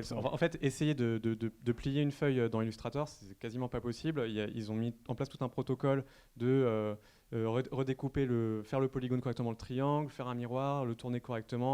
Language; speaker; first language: French; native; French